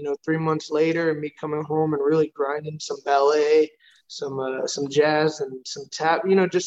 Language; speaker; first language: English; native; English